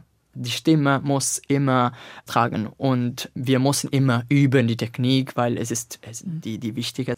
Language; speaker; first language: German; non-native, learner; Italian